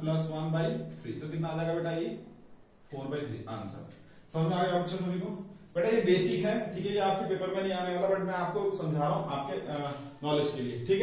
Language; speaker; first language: Hindi; native; Hindi